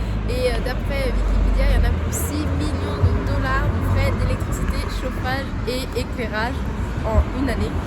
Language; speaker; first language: French; native; French